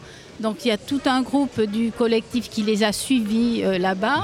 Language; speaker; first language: French; native; French